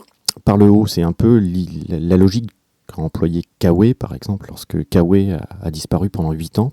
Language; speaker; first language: French; native; French